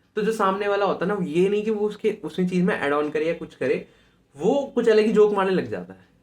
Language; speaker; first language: Hindi; native; Hindi